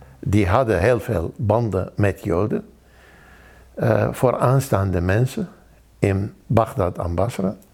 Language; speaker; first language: Dutch; non-native, fluent; Arabic